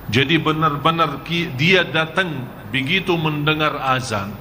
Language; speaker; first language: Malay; non-native, fluent; Arabic